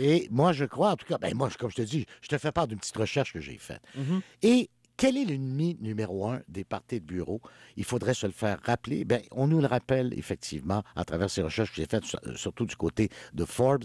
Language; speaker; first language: French; native; French